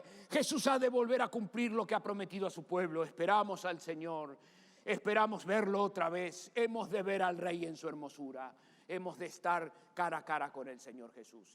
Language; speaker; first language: Spanish; native; Spanish